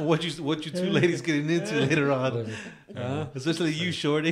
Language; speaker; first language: English; early bilingual, other home language; Spanish